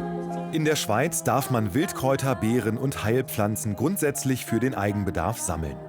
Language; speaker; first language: German; native; German